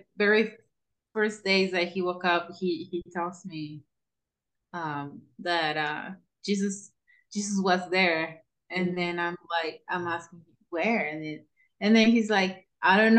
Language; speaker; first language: English; non-native, fluent; Spanish